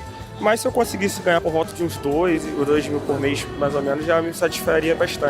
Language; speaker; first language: Portuguese; native; Portuguese